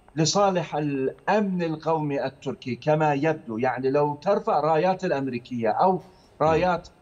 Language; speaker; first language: Arabic; non-native, fluent; Turkish